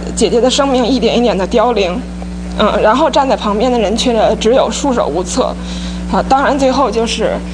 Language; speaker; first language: Chinese; native; Chinese